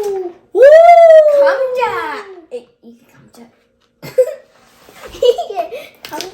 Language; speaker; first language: Korean; early bilingual, heritage; Korean